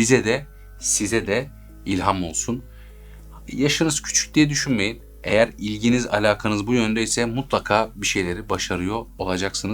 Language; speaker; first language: Turkish; native; Turkish